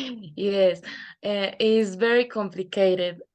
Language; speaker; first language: English; non-native, learner; Spanish